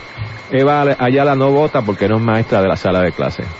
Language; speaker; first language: Spanish; native; Spanish